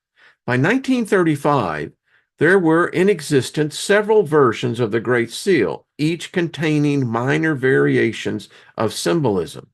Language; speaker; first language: English; native; English